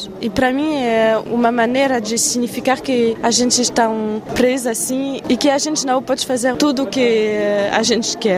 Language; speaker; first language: Portuguese; non-native, fluent; French